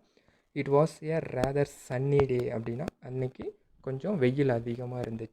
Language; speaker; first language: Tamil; native; Tamil